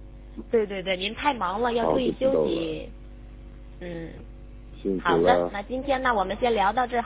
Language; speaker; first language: Chinese; native; Chinese